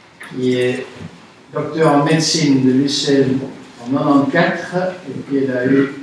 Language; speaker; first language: French; native; French